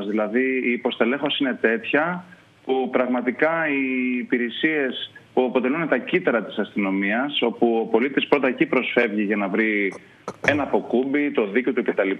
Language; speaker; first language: Greek; native; Greek